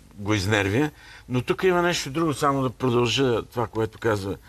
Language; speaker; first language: Bulgarian; native; Bulgarian